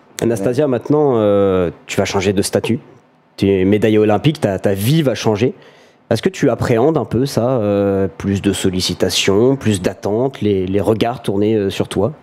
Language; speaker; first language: French; native; French